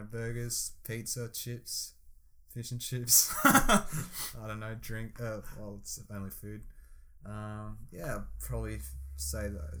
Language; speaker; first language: English; native; English